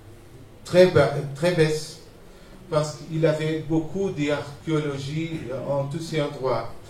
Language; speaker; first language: French; non-native, fluent; Portuguese